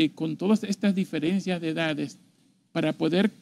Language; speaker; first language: Spanish; native; Spanish